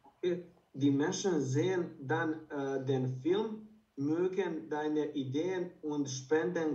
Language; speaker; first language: German; non-native, learner; Bosnian